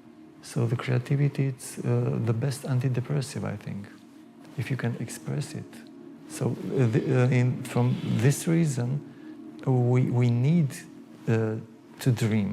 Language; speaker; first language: English; non-native, fluent; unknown